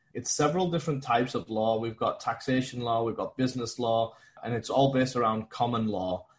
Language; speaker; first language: English; native; English